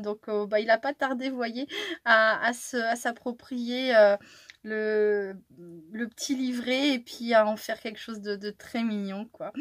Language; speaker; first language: French; native; French